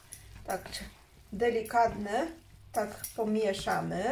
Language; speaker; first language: Polish; non-native, learner; Chinese